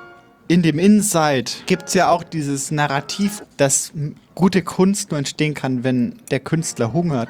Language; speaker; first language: German; native; German